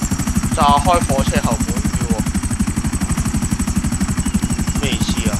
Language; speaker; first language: Chinese; native; Chinese